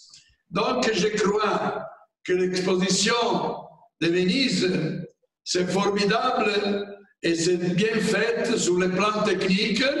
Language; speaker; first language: French; non-native, fluent; Italian